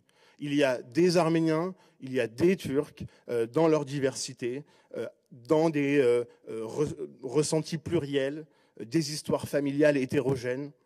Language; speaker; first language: French; native; French